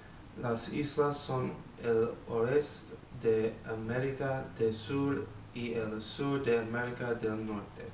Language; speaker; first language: Spanish; non-native, learner; English